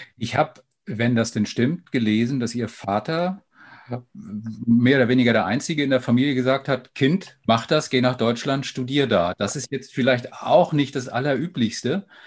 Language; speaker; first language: German; native; German